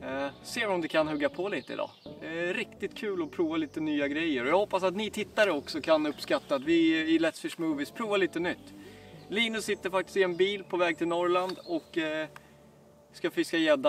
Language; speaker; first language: Swedish; native; Swedish